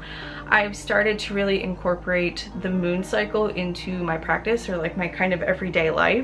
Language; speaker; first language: English; native; English